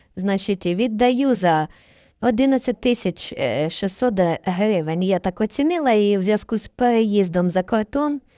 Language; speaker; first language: Ukrainian; native; Ukrainian